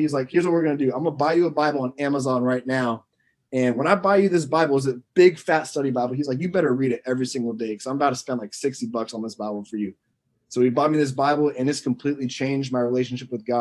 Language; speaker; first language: English; native; English